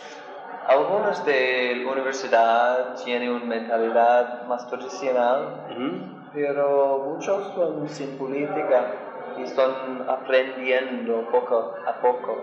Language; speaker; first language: Spanish; non-native, learner; English